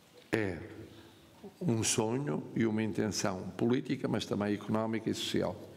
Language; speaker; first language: Portuguese; native; Portuguese